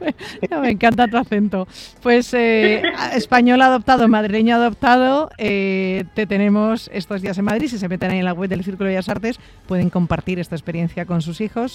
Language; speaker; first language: Spanish; native; Spanish